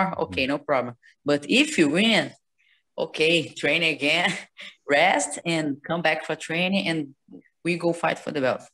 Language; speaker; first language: English; non-native, learner; Portuguese